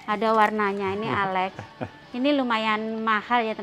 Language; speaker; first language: Indonesian; native; Indonesian